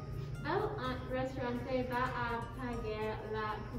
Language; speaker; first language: Spanish; non-native, learner; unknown